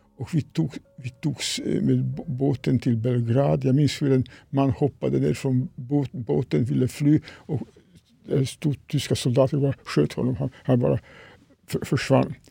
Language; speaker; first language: Swedish; non-native, fluent; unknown